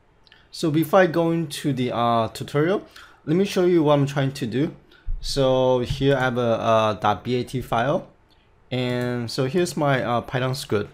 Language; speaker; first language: English; non-native, fluent; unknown